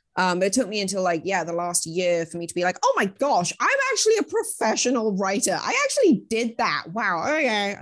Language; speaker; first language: English; native; English